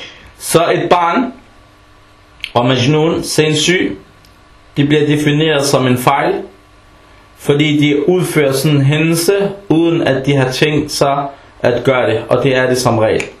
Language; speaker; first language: Danish; non-native, fluent; Arabic